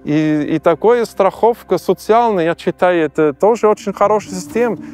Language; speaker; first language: Russian; non-native, learner; German